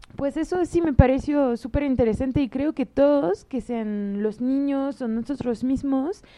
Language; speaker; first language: Spanish; non-native, fluent; French